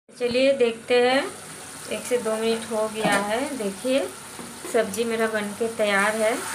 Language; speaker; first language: Hindi; non-native, local second language; Bangla